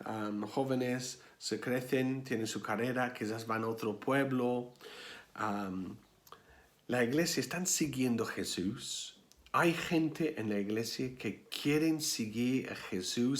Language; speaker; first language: Spanish; non-native, fluent; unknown